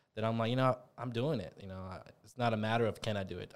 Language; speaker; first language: English; native; English